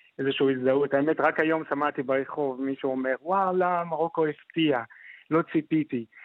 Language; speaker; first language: Hebrew; non-native, fluent; Arabic